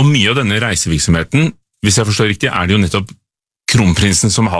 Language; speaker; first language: Norwegian; native; Norwegian